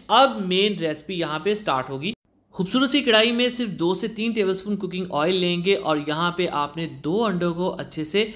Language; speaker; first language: Urdu; native; Urdu